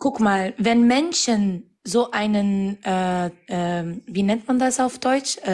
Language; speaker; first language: German; non-native, fluent; Arabic